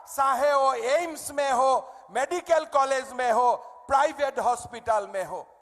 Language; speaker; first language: Hindi; non-native, local second language; Assamese